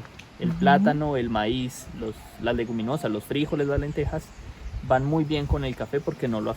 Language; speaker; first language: Spanish; native; Spanish